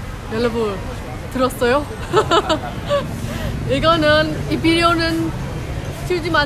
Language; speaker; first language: Korean; non-native, fluent; Vietnamese